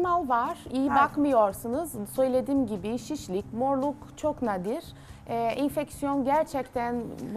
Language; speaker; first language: Turkish; non-native, learner; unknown